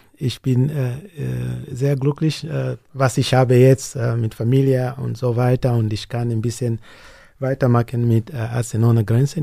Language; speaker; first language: German; non-native, learner; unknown